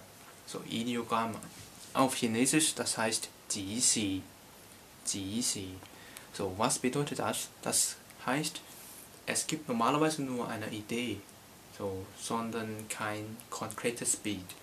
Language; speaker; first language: German; non-native, learner; Cantonese